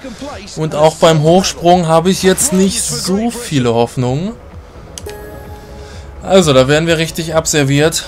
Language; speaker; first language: German; native; German